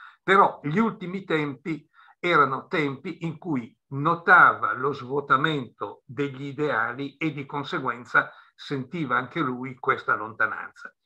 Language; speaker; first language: Italian; native; Italian